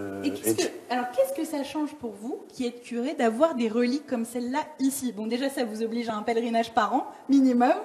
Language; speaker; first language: French; native; French